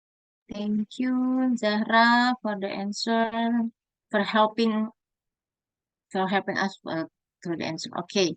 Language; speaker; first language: English; non-native, fluent; Indonesian